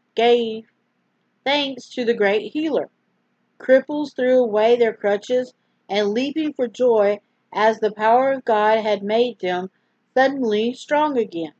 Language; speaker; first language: English; native; English